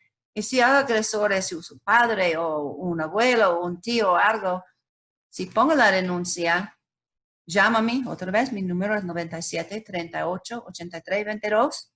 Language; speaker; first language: Spanish; non-native, learner; English